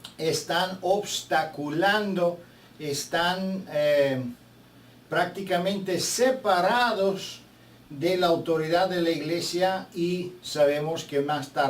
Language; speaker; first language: Spanish; non-native, fluent; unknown